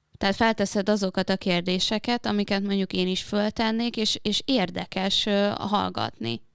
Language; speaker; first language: Hungarian; native; Hungarian